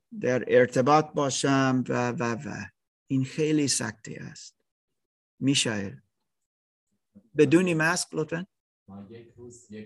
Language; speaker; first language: Persian; non-native, learner; English